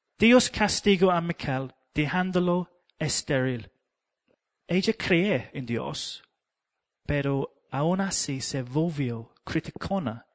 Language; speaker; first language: Spanish; non-native, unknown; English